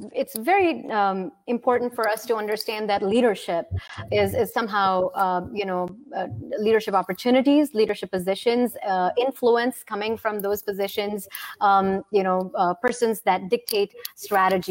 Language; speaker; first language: English; non-native, local second language; Hindi